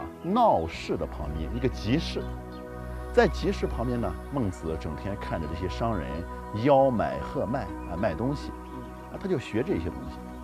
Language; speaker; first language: Chinese; native; Chinese